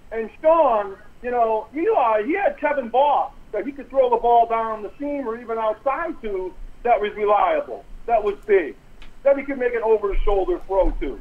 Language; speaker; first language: English; native; English